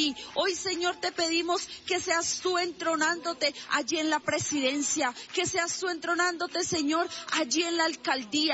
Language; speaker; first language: Spanish; native; Spanish